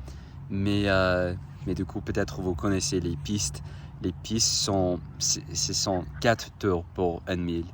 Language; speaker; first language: French; non-native, fluent; English